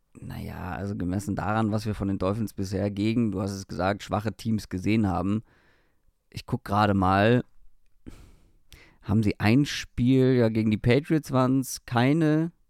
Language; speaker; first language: German; native; German